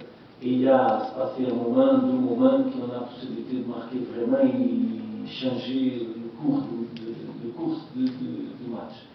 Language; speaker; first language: French; non-native, learner; Portuguese